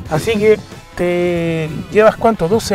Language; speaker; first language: Spanish; native; Spanish